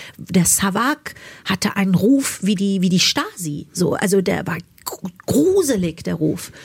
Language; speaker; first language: German; early bilingual, other home language; Persian